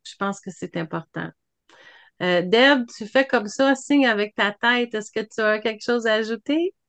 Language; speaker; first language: French; native; French